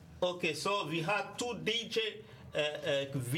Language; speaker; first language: Danish; non-native, learner; French